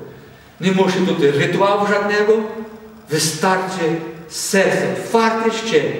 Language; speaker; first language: Polish; non-native, learner; Portuguese